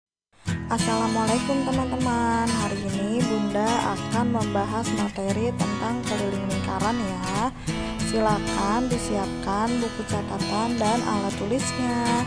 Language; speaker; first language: Indonesian; native; Indonesian